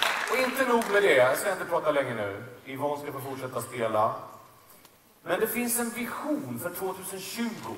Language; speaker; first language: Swedish; native; Swedish